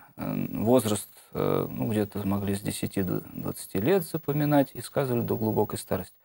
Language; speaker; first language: Russian; native; Russian